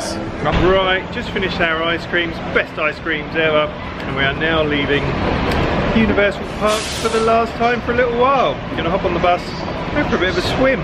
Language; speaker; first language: English; native; English